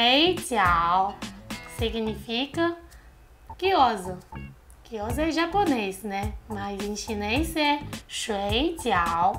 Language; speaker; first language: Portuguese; non-native, learner; Chinese